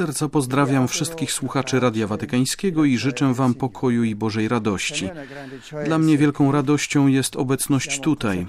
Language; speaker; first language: Polish; non-native, learner; German